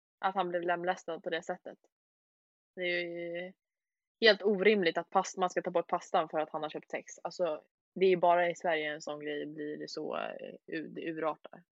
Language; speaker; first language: Swedish; native; Swedish